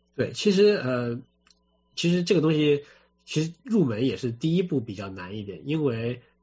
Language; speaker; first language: Chinese; native; Chinese